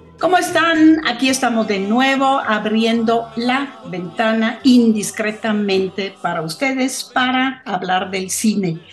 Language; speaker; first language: Spanish; non-native, fluent; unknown